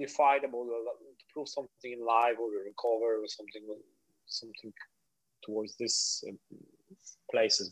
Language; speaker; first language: English; non-native, fluent; Polish